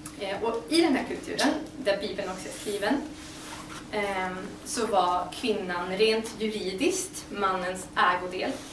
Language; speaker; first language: Swedish; native; Swedish